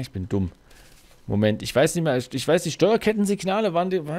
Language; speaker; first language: German; native; German